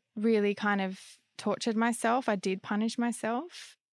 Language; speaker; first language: English; native; English